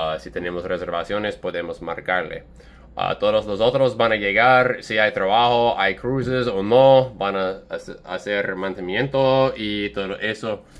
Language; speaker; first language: Spanish; non-native, learner; English